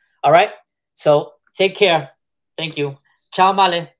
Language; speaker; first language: English; early bilingual, other home language; Spanish